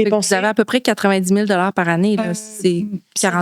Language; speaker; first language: French; native; French